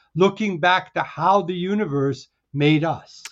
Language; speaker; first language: English; early bilingual, other home language; Hungarian